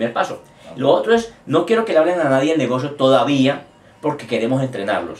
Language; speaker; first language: Spanish; native; Spanish